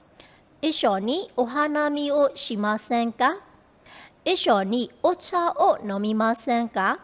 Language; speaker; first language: Japanese; non-native, fluent; Burmese